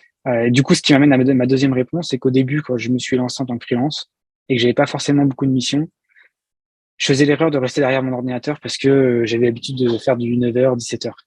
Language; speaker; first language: French; native; French